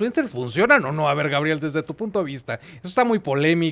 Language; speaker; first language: Spanish; native; Spanish